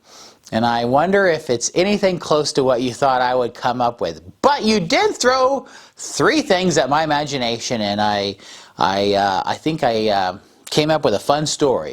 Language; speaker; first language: English; native; English